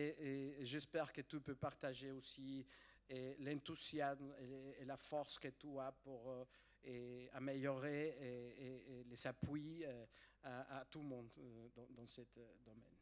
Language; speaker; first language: French; non-native, fluent; Spanish